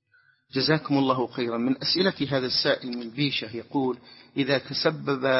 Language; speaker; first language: Arabic; native; Arabic